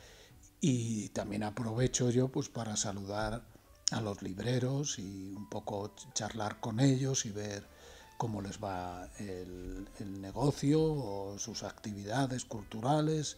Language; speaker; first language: Spanish; native; Spanish